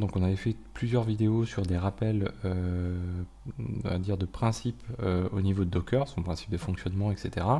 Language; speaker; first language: French; native; French